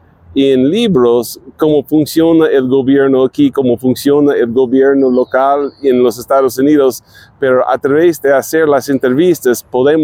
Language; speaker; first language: Spanish; non-native, fluent; English